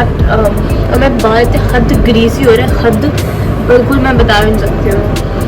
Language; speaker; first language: Hindi; native; Hindi